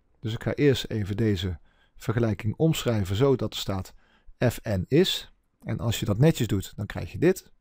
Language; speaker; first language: Dutch; native; Dutch